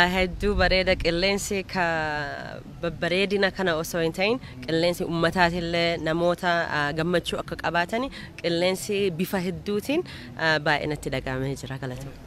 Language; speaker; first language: Oromo; early bilingual, heritage; Oromo